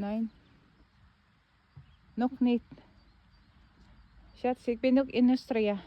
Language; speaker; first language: German; non-native, learner; Filipino